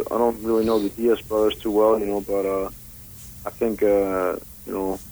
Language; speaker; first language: English; non-native, fluent; Danish